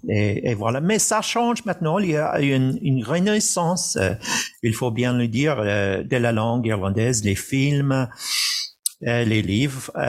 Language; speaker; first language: French; non-native, fluent; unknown